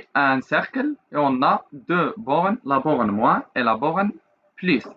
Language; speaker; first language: French; non-native, local second language; Arabic